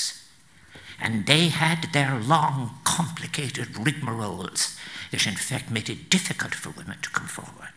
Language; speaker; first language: English; native; English